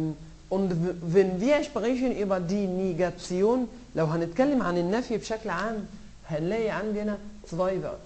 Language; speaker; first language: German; non-native, fluent; Arabic